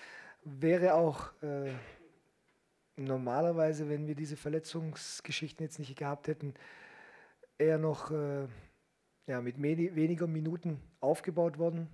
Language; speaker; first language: German; native; German